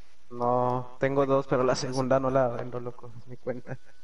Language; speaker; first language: Spanish; native; Spanish